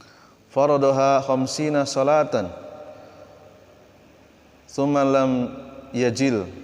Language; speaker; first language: Arabic; non-native, fluent; Indonesian